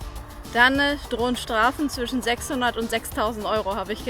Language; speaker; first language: German; native; German